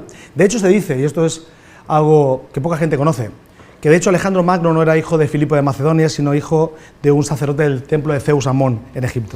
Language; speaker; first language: Spanish; native; Spanish